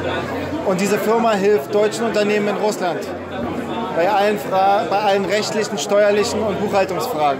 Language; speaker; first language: German; native; German